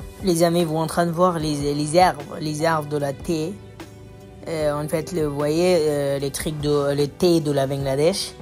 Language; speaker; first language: French; non-native, learner; Bangla